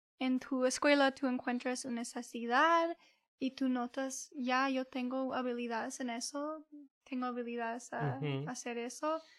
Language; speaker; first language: Spanish; early bilingual, heritage; English